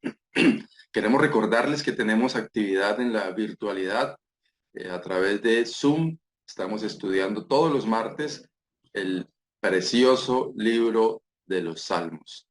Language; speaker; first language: Spanish; native; Spanish